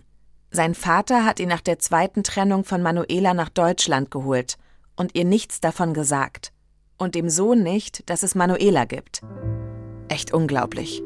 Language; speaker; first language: German; native; German